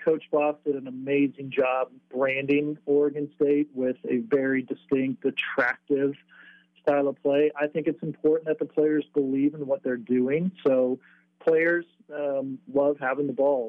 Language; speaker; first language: English; native; English